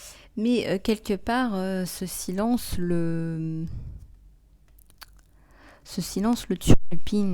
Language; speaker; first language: French; native; French